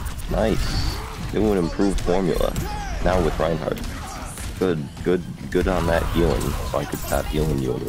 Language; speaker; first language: English; native; English